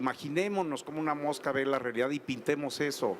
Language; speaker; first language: Spanish; native; Spanish